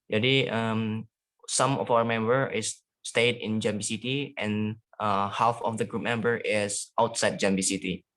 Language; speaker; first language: English; non-native, fluent; Indonesian